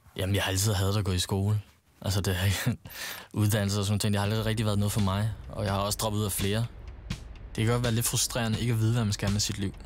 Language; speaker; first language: Danish; early bilingual, other home language; Vietnamese